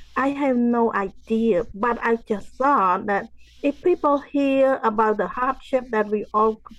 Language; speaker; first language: English; non-native, fluent; Khmer